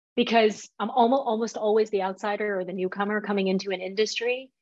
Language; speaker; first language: English; native; English